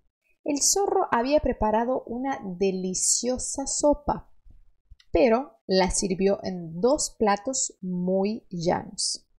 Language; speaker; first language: Spanish; non-native, fluent; Portuguese